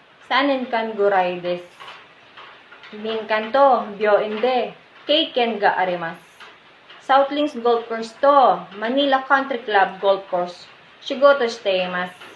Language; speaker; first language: Japanese; non-native, learner; Filipino